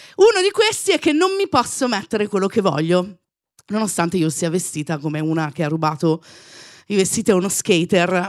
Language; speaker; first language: Italian; native; Italian